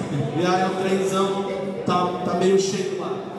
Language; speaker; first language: Portuguese; native; Portuguese